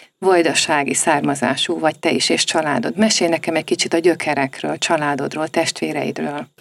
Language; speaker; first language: Hungarian; native; Hungarian